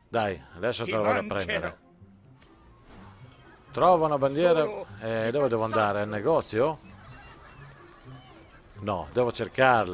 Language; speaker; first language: Italian; native; Italian